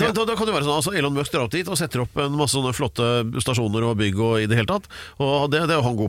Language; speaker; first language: Norwegian; native; Norwegian